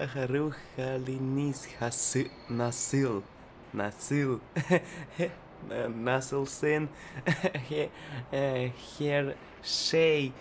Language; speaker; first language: Turkish; non-native, learner; Russian